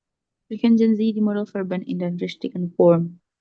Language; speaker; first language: German; non-native, learner; Indonesian